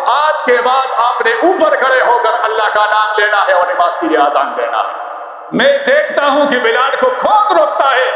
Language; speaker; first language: Urdu; non-native, local second language; Pashto